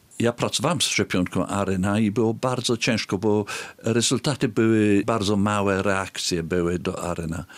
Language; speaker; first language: Polish; early bilingual, heritage; Polish